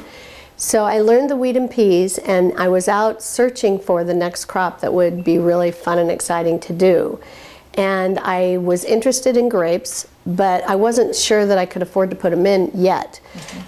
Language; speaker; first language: English; native; English